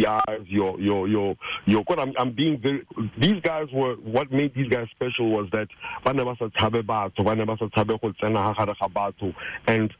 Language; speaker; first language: English; non-native, local second language; Tswana